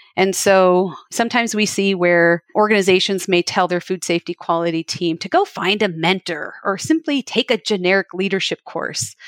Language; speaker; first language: English; native; English